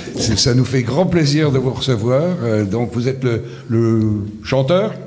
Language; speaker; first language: French; native; French